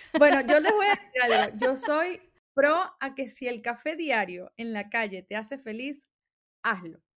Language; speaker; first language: Spanish; native; Spanish